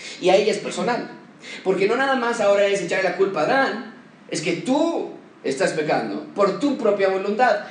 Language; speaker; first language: Spanish; native; Spanish